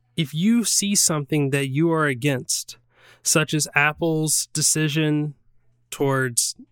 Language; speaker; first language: English; native; English